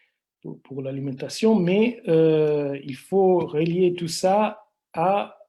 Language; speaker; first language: French; non-native, fluent; Italian